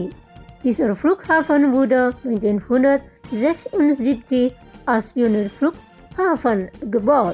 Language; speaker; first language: German; non-native, fluent; Indonesian